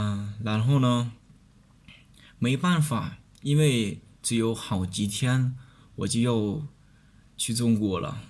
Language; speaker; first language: Chinese; non-native, learner; Lao